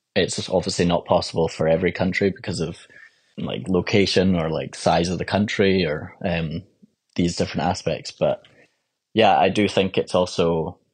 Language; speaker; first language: English; native; English